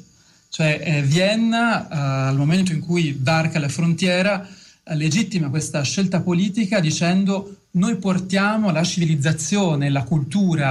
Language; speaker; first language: Italian; native; Italian